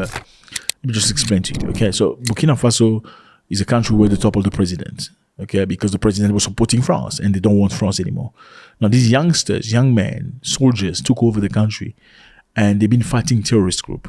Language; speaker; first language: English; non-native, fluent; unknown